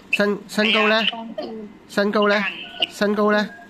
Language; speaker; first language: Cantonese; native; Cantonese